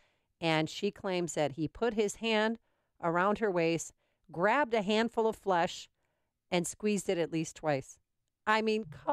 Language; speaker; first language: English; native; English